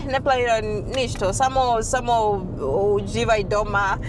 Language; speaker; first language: Macedonian; non-native, learner; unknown